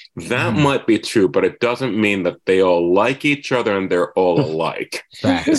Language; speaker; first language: English; non-native, fluent; Finnish